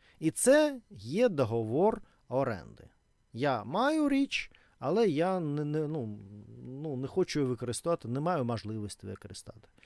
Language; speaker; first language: Ukrainian; non-native, learner; Russian